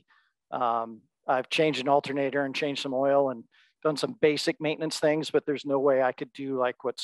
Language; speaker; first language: English; native; English